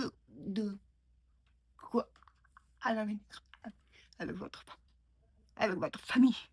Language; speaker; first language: French; non-native, learner; Mongolian